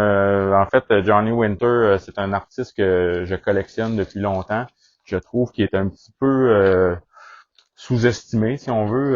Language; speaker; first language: French; native; French